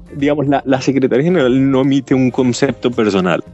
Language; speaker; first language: Spanish; native; Spanish